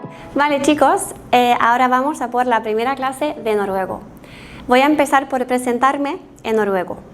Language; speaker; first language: Spanish; non-native, fluent; Norwegian